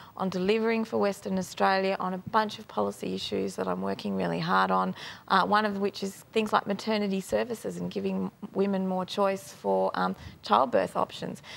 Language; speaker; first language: English; native; English